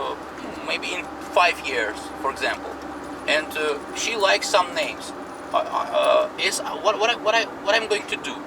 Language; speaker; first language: English; non-native, fluent; Russian